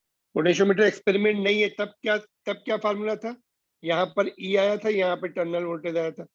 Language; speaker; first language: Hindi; non-native, local second language; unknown